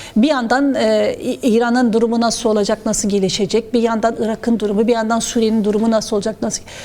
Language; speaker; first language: Turkish; non-native, local second language; Kurdish